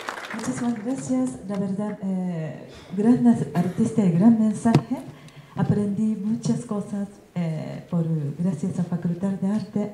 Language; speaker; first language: Spanish; non-native, learner; Japanese